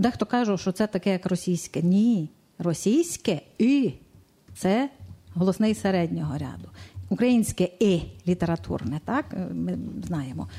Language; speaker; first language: Ukrainian; native; Ukrainian